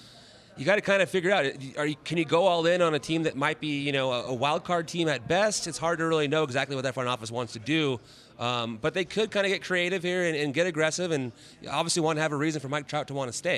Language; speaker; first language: English; native; English